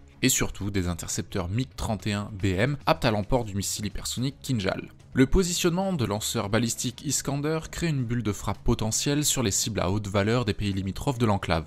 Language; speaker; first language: French; native; French